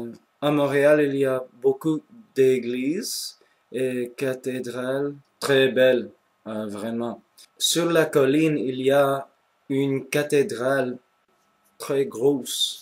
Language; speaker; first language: French; non-native, local second language; English